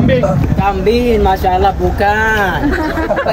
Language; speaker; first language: Indonesian; non-native, learner; Arabic